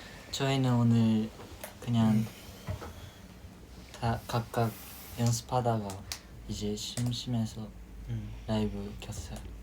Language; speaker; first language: Korean; non-native, fluent; Japanese